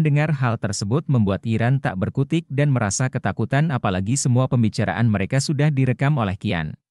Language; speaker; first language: Indonesian; native; Indonesian